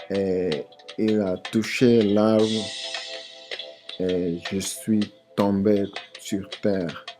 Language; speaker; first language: French; non-native, learner; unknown